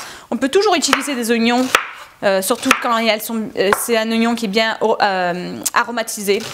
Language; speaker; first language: French; native; French